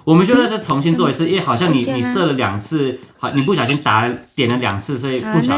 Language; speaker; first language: Chinese; early bilingual, heritage; Chinese